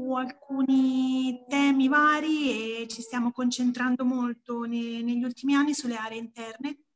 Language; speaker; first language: Italian; native; Italian